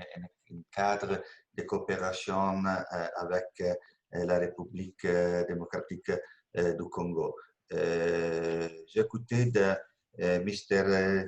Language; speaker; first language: French; non-native, learner; Italian